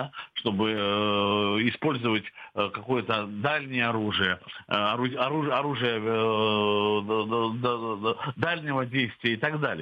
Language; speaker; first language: Russian; native; Russian